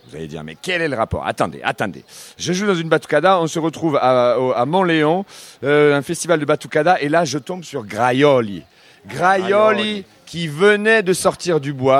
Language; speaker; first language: French; native; French